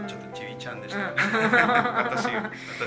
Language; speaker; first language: Japanese; non-native, learner; Spanish